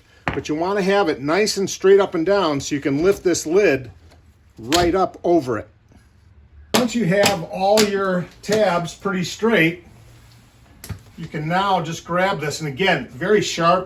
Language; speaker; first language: English; native; English